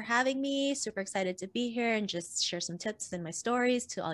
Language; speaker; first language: English; native; English